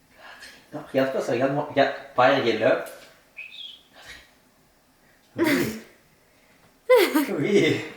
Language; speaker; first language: French; native; French